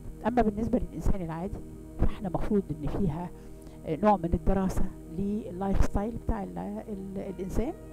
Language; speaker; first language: Arabic; native; Arabic